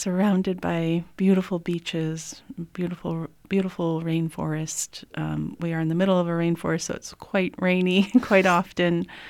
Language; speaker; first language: English; native; English